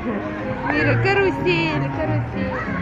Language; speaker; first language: Spanish; non-native, learner; Russian